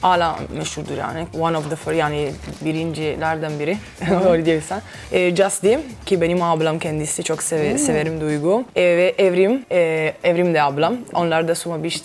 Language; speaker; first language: Turkish; non-native, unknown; Italian